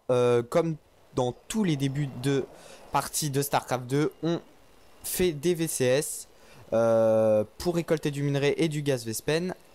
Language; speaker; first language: French; native; French